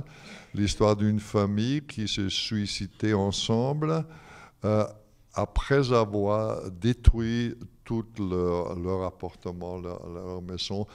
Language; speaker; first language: French; non-native, fluent; German